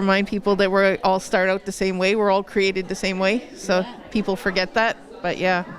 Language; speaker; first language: English; native; English